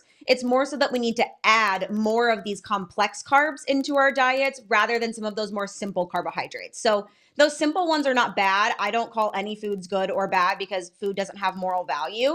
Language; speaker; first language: English; native; English